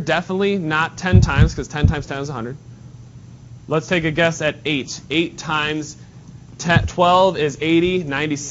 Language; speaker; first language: English; native; English